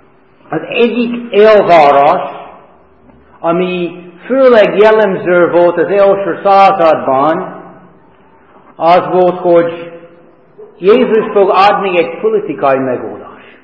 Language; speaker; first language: Hungarian; non-native, fluent; English